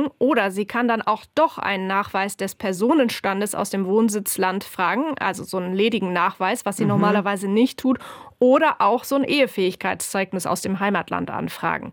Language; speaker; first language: German; native; German